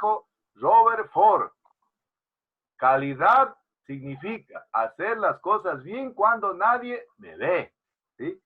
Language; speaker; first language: Spanish; native; Spanish